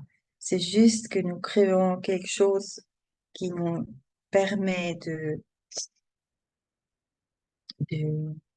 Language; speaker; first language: French; non-native, learner; German